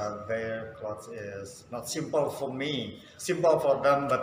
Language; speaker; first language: English; non-native, fluent; Sundanese